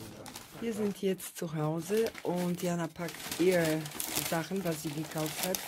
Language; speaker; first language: German; non-native, fluent; Russian